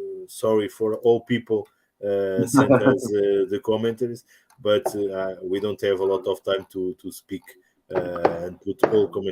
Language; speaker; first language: English; non-native, learner; Portuguese